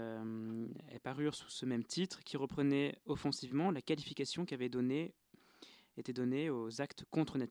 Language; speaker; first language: French; native; French